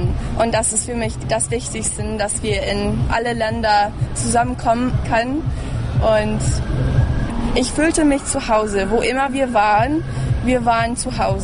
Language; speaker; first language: German; early bilingual, heritage; English